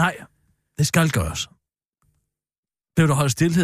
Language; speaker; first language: Danish; native; Danish